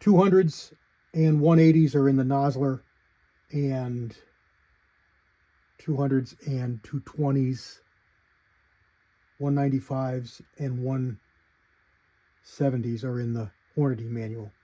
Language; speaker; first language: English; native; English